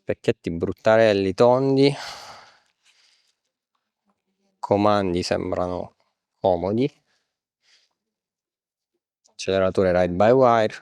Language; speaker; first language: Italian; native; Italian